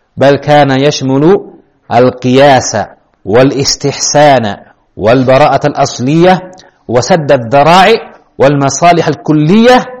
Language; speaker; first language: Arabic; non-native, fluent; Indonesian